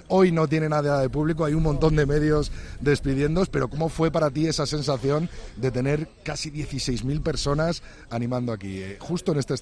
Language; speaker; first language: Spanish; native; Spanish